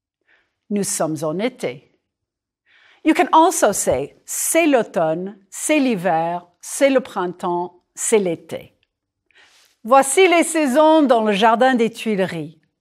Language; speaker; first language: French; non-native, fluent; English